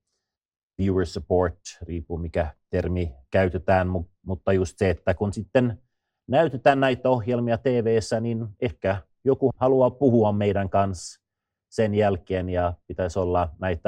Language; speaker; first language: Finnish; non-native, fluent; Swedish